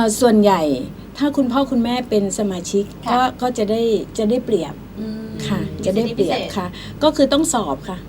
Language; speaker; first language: Thai; native; Thai